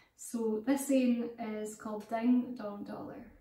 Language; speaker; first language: English; native; English